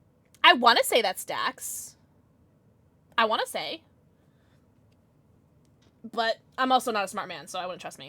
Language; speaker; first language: English; native; English